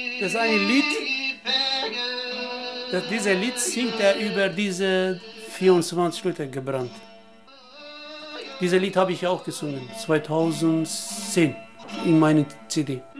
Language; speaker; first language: German; non-native, learner; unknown